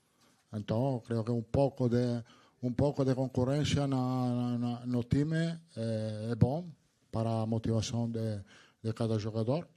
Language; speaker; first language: Portuguese; non-native, learner; Italian